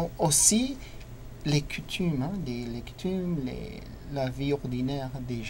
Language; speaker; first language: French; non-native, fluent; English